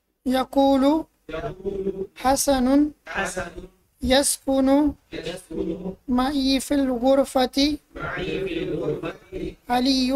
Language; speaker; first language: Arabic; non-native, learner; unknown